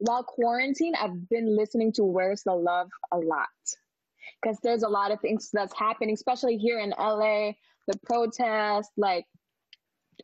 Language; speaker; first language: English; non-native, local second language; Filipino